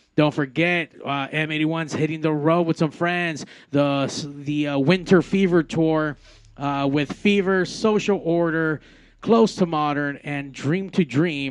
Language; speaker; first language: English; native; English